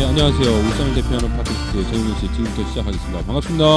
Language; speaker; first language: Korean; native; Korean